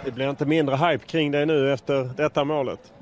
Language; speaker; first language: Swedish; native; Swedish